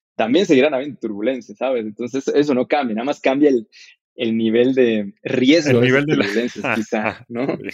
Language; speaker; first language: Spanish; native; Spanish